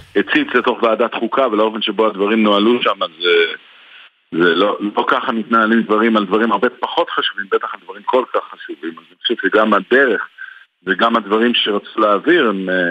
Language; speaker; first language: Hebrew; native; Hebrew